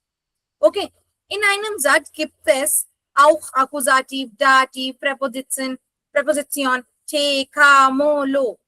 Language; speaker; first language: German; non-native, fluent; Hindi